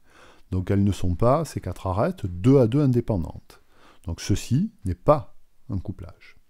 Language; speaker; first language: French; native; French